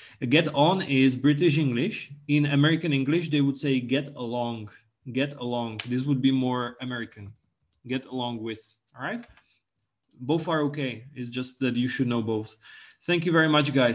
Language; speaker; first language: English; non-native, local second language; Czech